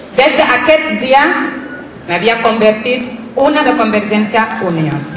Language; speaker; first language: Catalan; non-native, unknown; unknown